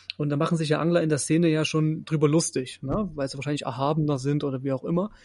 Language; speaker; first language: German; native; German